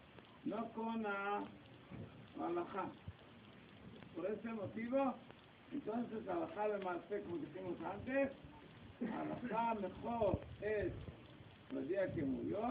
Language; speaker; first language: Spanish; non-native, learner; Hebrew